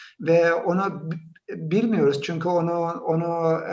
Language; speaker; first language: Turkish; early bilingual, heritage; Turkish